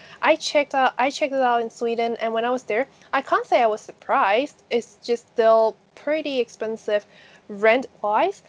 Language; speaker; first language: English; non-native, local second language; Cantonese